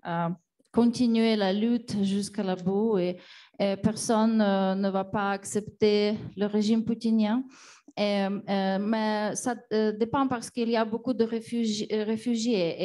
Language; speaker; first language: French; non-native, fluent; Ukrainian